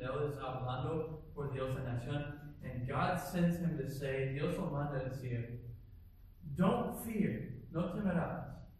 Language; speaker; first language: Spanish; non-native, learner; English